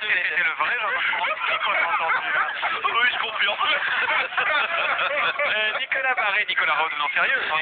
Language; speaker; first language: French; native; French